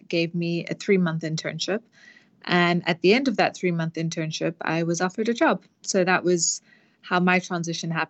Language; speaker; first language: English; native; English